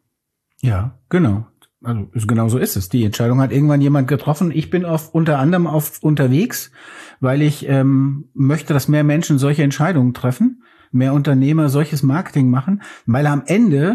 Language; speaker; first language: German; native; German